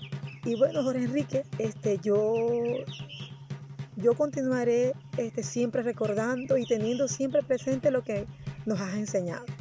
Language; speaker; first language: Spanish; non-native, local second language; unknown